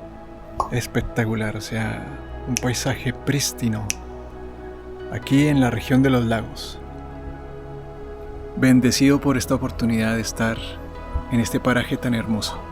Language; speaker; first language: Spanish; native; Spanish